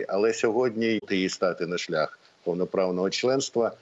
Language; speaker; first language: Ukrainian; native; Ukrainian